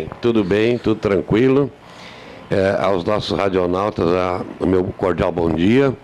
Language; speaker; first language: Portuguese; native; Portuguese